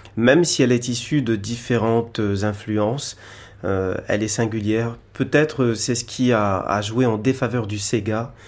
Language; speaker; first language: French; native; French